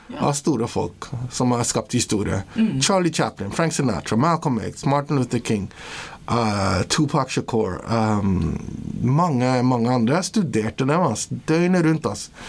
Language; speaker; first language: Norwegian; early bilingual, other home language; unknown